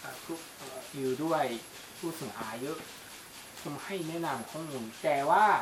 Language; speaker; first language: Thai; non-native, learner; Japanese